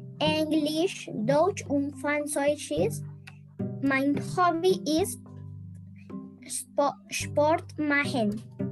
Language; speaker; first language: German; non-native, learner; Spanish